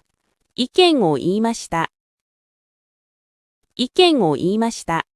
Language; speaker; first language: Japanese; non-native, fluent; Korean